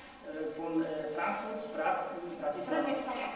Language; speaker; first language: German; non-native, learner; Czech